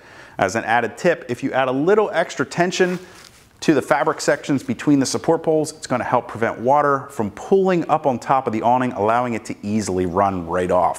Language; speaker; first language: English; native; English